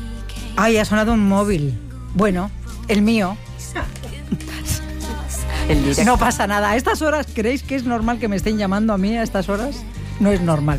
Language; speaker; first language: Spanish; native; Spanish